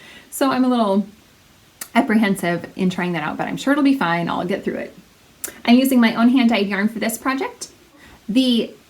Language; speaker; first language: English; native; English